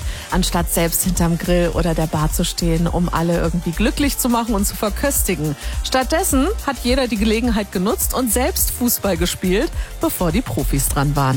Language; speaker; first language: German; native; German